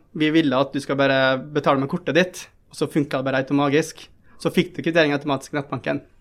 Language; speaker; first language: Norwegian; early bilingual, other home language; Tamil